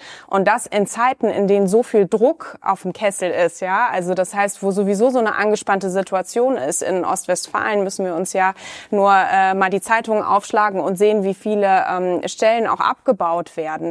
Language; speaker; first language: German; native; German